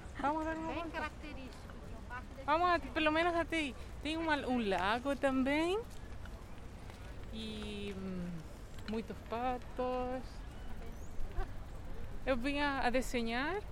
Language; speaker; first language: Portuguese; non-native, fluent; Spanish